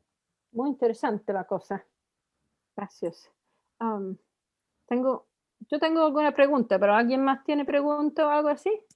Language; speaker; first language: Spanish; non-native, fluent; Italian